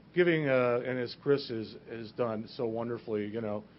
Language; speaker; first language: English; native; English